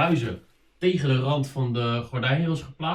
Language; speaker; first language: Dutch; native; Dutch